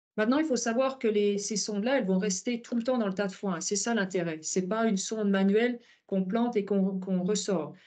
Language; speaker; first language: French; native; French